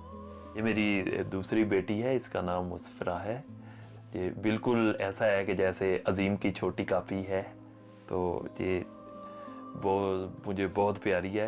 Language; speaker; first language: Hindi; non-native, local second language; Punjabi